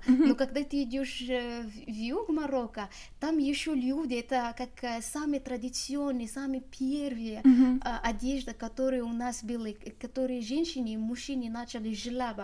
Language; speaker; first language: Russian; non-native, learner; Arabic